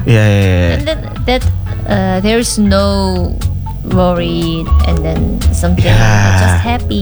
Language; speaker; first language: English; non-native, learner; Korean